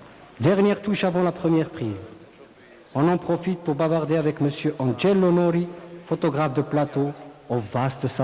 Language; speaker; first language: French; non-native, local second language; Arabic